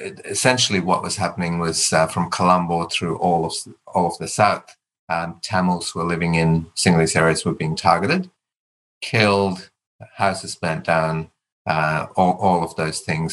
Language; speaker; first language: English; non-native, local second language; Tamil